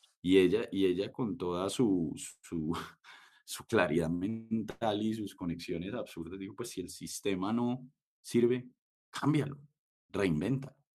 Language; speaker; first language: Spanish; native; Spanish